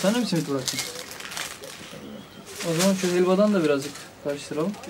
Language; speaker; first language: Turkish; native; Turkish